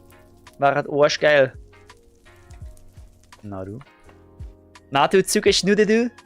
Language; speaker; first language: German; native; German